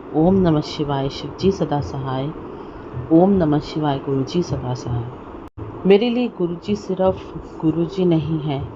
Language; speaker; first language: Hindi; non-native, local second language; Punjabi